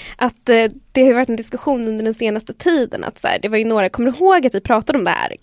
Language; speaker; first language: Swedish; early bilingual, other home language; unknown